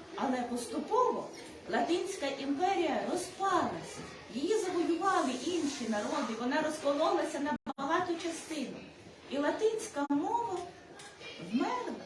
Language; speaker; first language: Ukrainian; native; Ukrainian